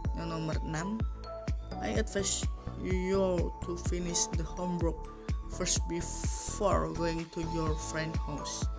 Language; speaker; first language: English; non-native, learner; Indonesian